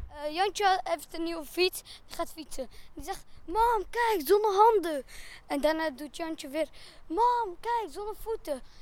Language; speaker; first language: Dutch; early bilingual, other home language; Persian